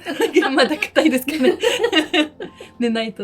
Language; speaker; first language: Japanese; non-native, learner; French